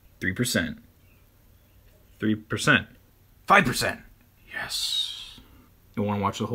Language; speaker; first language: English; native; English